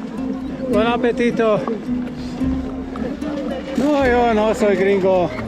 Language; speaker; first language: Spanish; non-native, learner; Slovak